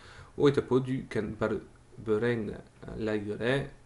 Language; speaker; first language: Norwegian; non-native, fluent; French